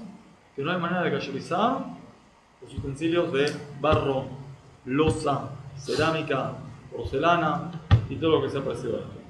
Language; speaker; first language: Spanish; native; Spanish